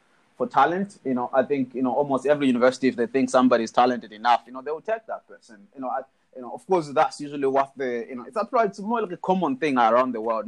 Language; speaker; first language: English; non-native, local second language; Shona